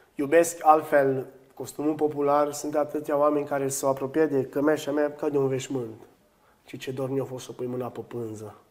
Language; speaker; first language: Romanian; native; Romanian